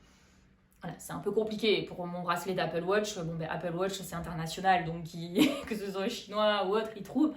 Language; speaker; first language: French; native; French